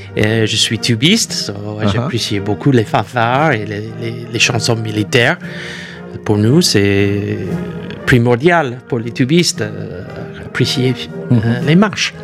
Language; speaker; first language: French; non-native, fluent; English